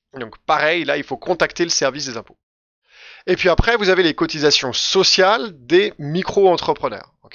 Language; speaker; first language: French; native; French